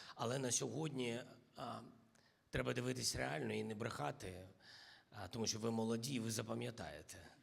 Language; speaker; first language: Ukrainian; non-native, local second language; Russian